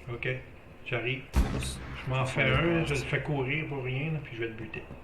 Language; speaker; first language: French; native; French